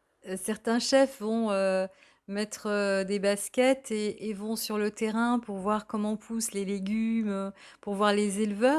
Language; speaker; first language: French; native; French